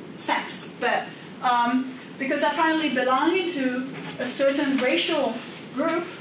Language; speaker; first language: English; non-native, fluent; Indonesian